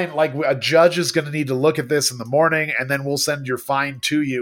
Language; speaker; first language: English; native; English